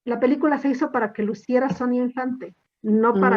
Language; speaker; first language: Spanish; native; Spanish